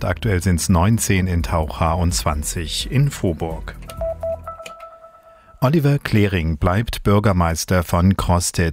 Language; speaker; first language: German; native; German